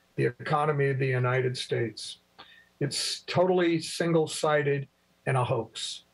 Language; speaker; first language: English; native; English